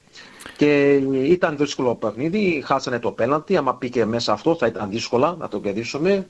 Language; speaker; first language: Greek; early bilingual, heritage; Greek